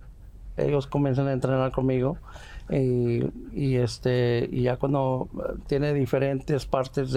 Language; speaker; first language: Spanish; early bilingual, heritage; Spanish